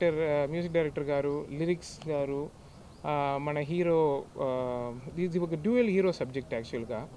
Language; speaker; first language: Telugu; non-native, learner; Tamil